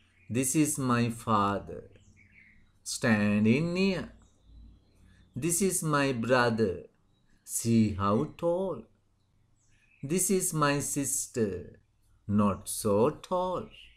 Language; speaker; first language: English; non-native, local second language; Sinhala